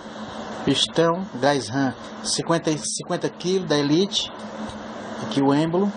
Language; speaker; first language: Portuguese; native; Portuguese